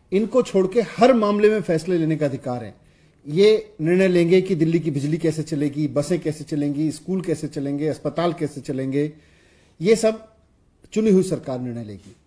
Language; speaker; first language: Hindi; native; Hindi